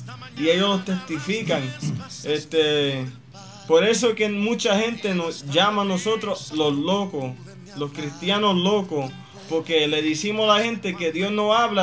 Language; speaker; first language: Spanish; native; Spanish